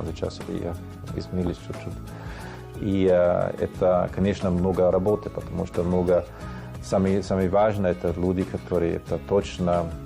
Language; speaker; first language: Russian; non-native, fluent; German